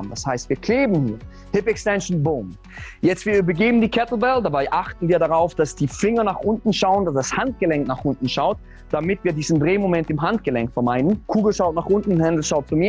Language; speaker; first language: German; native; German